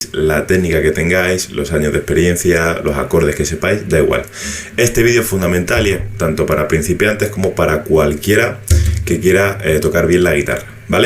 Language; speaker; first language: Spanish; native; Spanish